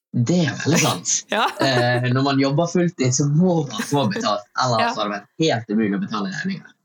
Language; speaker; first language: Norwegian; early bilingual, other home language; Tamil